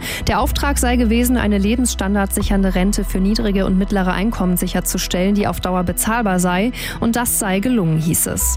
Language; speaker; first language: German; native; German